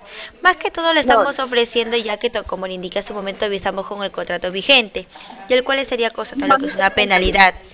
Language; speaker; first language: Spanish; native; Spanish